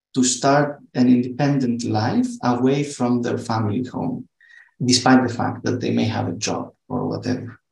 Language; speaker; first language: English; non-native, fluent; Greek